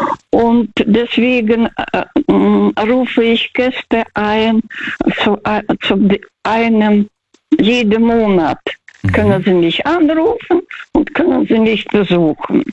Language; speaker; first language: German; non-native, fluent; Russian